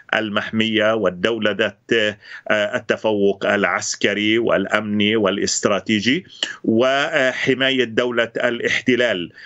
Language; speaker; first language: Arabic; native; Arabic